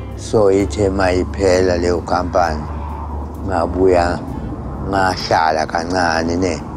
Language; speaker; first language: Zulu; native; Zulu